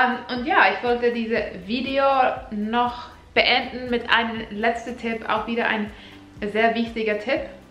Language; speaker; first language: German; non-native, fluent; Finnish